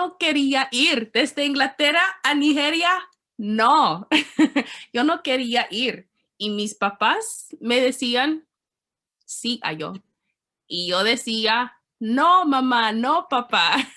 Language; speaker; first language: Spanish; non-native, learner; English